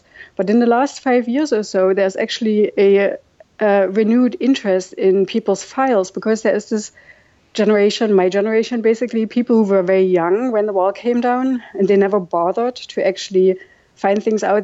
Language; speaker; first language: English; non-native, fluent; German